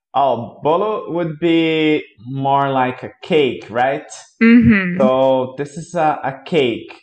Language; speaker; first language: English; non-native, fluent; Portuguese